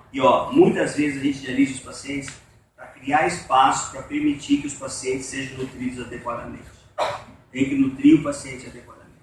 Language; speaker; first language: Portuguese; native; Portuguese